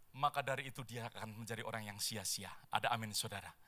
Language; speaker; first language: Indonesian; native; Indonesian